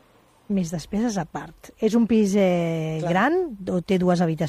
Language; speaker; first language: Catalan; native; Catalan